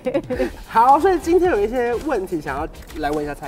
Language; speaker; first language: Chinese; native; Chinese